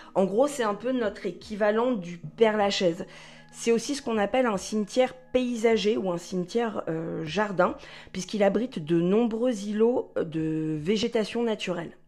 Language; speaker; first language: French; native; French